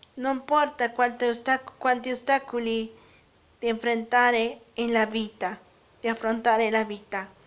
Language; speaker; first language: Italian; non-native, learner; Spanish